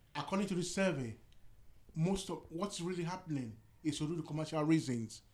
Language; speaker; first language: English; non-native, local second language; Yoruba